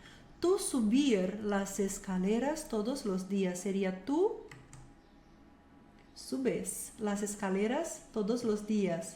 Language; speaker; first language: Spanish; non-native, fluent; Portuguese